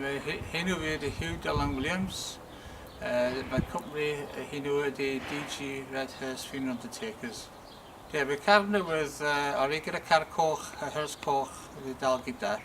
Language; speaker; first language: Welsh; non-native, local second language; English